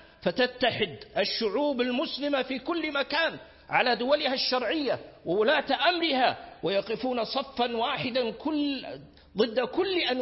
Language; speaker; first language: Arabic; native; Arabic